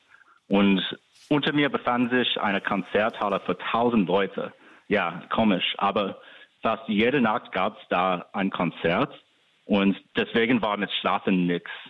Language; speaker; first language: German; non-native, fluent; English